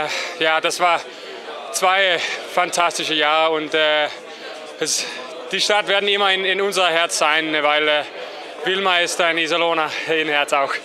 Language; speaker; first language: German; non-native, learner; Danish